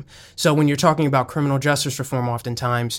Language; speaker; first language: English; native; English